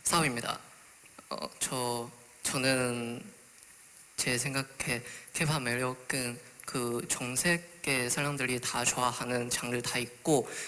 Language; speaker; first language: Korean; non-native, learner; Chinese